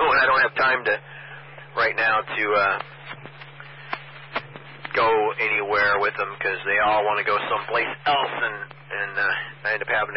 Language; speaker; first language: English; native; English